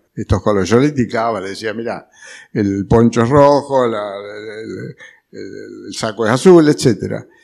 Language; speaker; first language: Spanish; early bilingual, other home language; Italian